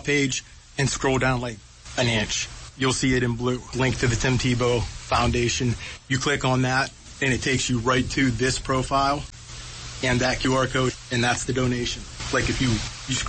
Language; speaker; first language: English; native; English